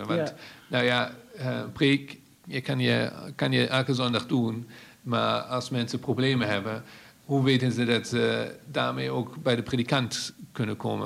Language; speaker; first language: Dutch; non-native, fluent; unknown